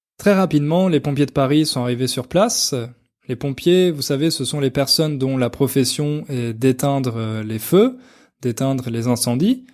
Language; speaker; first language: French; native; French